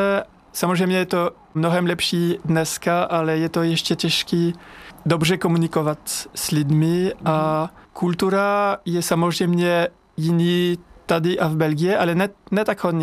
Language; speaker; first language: Czech; non-native, learner; French